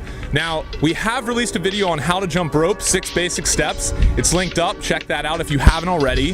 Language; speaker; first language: English; native; English